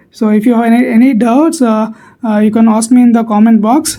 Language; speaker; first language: English; non-native, local second language; Telugu